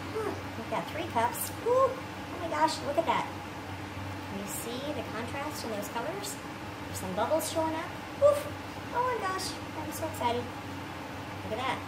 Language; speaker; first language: English; native; English